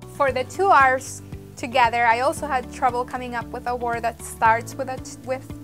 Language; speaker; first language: English; early bilingual, other home language; Spanish